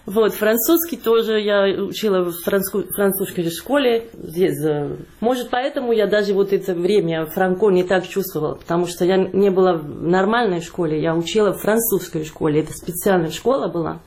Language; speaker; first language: Russian; non-native, fluent; Catalan